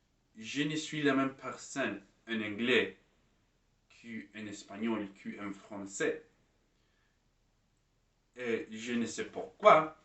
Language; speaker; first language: French; non-native, learner; English